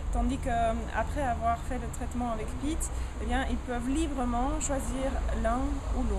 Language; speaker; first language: French; native; French